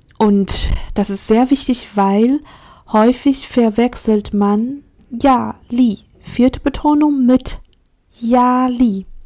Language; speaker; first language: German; non-native, fluent; Chinese